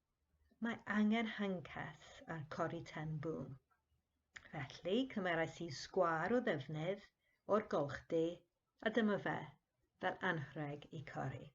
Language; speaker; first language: Welsh; non-native, fluent; English